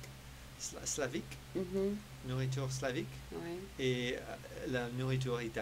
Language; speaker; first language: French; early bilingual, heritage; French